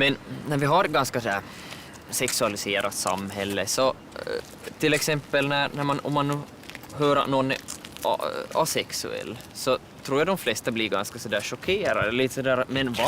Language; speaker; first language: Swedish; native; Swedish